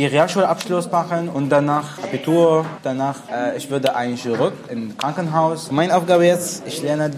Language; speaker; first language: German; non-native, learner; Arabic